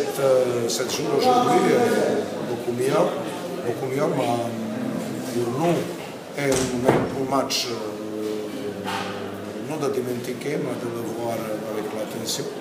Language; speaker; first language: French; non-native, learner; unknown